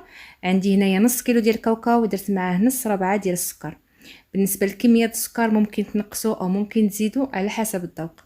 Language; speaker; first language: Arabic; native; Arabic